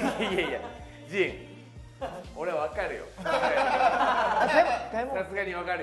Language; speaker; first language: Japanese; native; Japanese